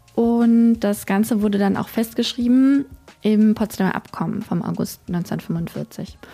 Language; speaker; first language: German; native; German